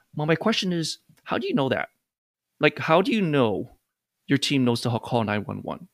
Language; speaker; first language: English; native; English